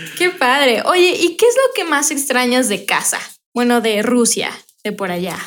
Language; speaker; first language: Spanish; native; Spanish